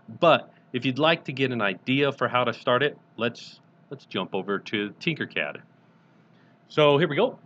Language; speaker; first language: English; native; English